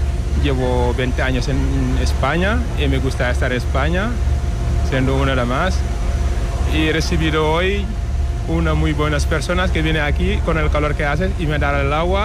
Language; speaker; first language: Spanish; non-native, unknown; Wolof